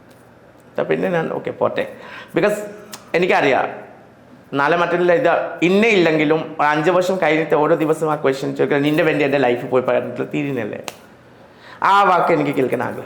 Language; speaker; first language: Malayalam; non-native, learner; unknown